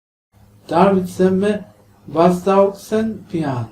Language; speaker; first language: Finnish; non-native, learner; Persian